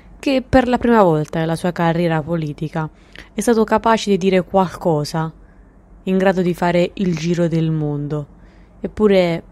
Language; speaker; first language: Italian; native; Italian